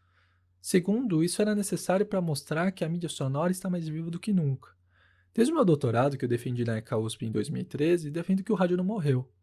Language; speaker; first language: Portuguese; native; Portuguese